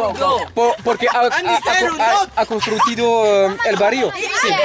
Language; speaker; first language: Spanish; non-native, learner; French